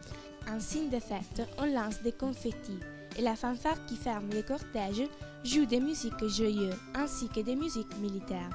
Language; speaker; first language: French; non-native, learner; Italian